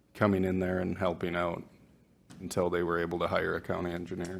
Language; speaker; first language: English; native; English